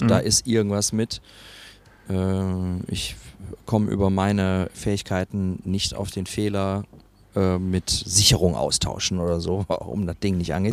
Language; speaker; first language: German; native; German